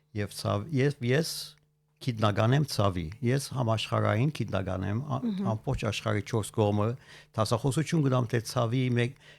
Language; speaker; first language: Armenian; early bilingual, heritage; Armenian